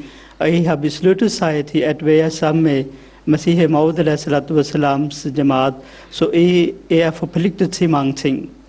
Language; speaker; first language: Danish; non-native, fluent; Urdu